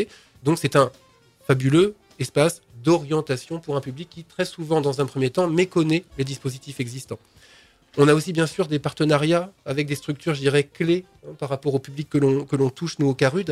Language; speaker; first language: French; native; French